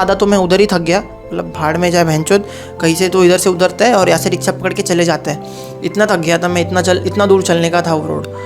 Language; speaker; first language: Hindi; non-native, local second language; Marathi